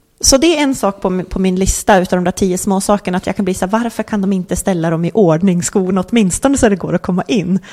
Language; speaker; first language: Swedish; native; Swedish